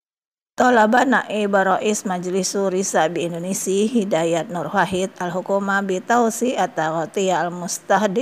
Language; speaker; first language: Arabic; non-native, fluent; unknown